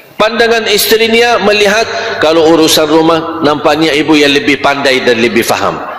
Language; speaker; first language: Malay; non-native, fluent; Arabic